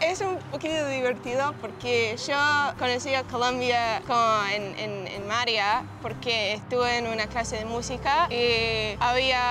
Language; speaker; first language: Spanish; early bilingual, heritage; Spanish